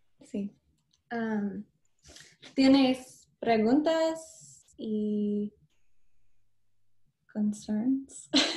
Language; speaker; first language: Spanish; non-native, learner; English